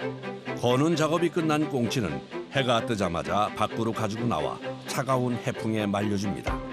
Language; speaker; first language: Korean; native; Korean